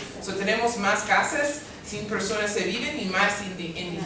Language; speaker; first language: Spanish; non-native, learner; English